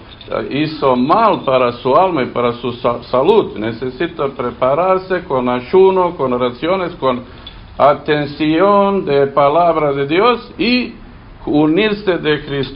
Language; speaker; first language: Spanish; non-native, learner; Serbian